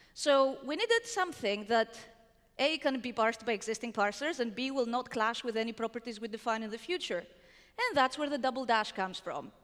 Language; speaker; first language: English; non-native, fluent; Greek